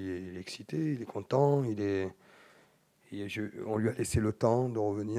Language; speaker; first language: French; native; French